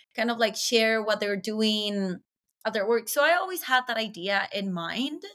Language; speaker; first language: English; non-native, fluent; Spanish